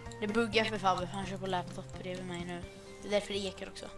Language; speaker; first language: Swedish; native; Swedish